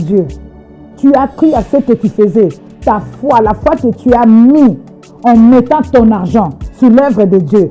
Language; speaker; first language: French; non-native, local second language; Lingala